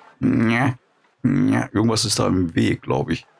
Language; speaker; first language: German; native; German